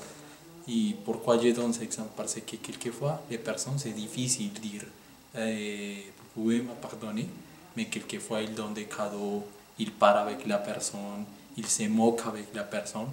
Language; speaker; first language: French; non-native, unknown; Spanish